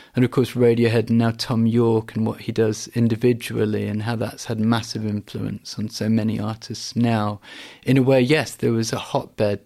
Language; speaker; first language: English; native; English